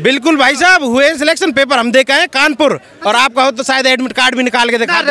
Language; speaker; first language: Hindi; native; Hindi